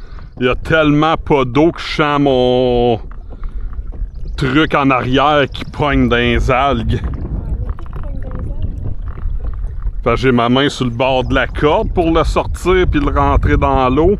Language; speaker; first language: French; native; French